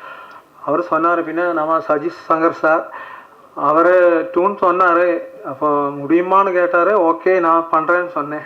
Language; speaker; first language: Tamil; non-native, learner; Malayalam